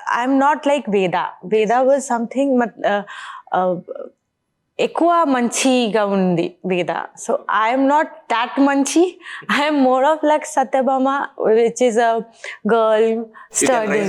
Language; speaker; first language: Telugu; non-native, learner; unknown